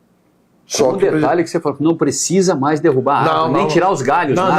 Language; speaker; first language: Portuguese; native; Portuguese